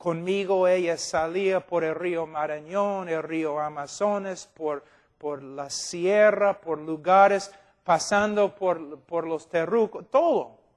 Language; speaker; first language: Spanish; non-native, fluent; English